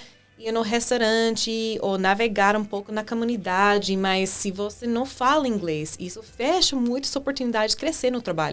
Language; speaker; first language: Portuguese; non-native, fluent; English